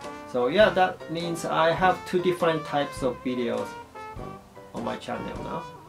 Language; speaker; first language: English; non-native, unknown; Japanese